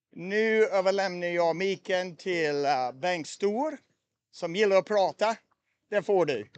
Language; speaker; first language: Swedish; native; Swedish